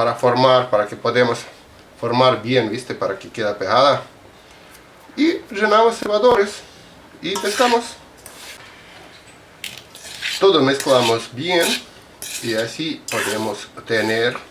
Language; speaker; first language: Spanish; non-native, fluent; Russian